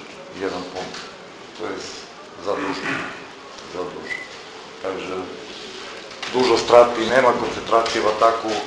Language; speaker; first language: Polish; non-native, learner; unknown